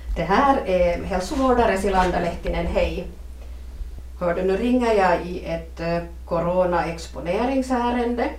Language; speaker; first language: Swedish; native; Swedish